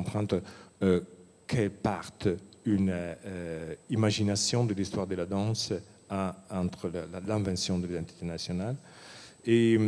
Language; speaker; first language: French; non-native, fluent; Italian